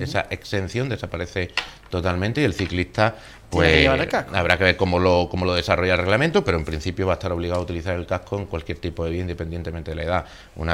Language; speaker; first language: Spanish; native; Spanish